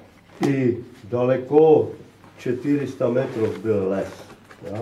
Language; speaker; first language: Russian; non-native, learner; Slovak